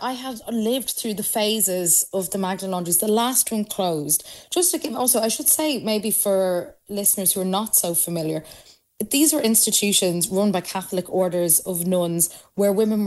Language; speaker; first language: English; native; English